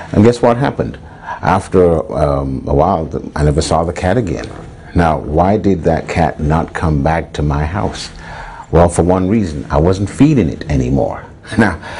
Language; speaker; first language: English; native; English